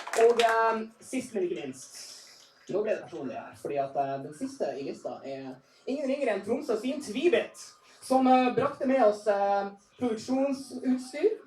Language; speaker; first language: Norwegian; native; Norwegian